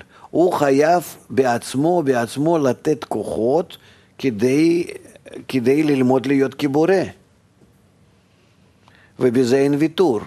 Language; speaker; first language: Hebrew; non-native, fluent; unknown